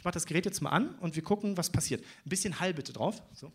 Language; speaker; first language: German; native; German